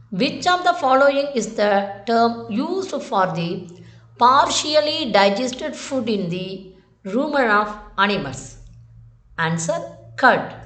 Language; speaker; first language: English; non-native, local second language; Tamil